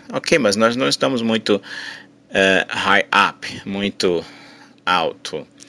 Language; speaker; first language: Portuguese; native; Portuguese